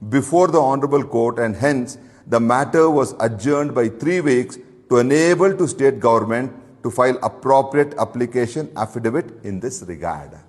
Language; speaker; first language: English; non-native, local second language; Kannada